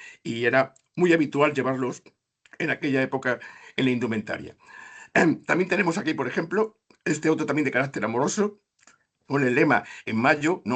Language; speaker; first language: Spanish; native; Spanish